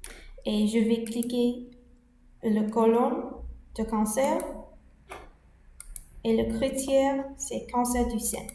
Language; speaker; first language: French; non-native, learner; English